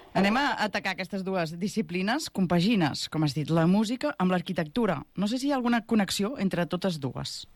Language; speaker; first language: Catalan; native; Catalan